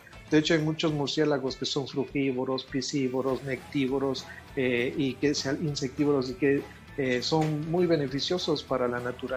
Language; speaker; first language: Spanish; native; Spanish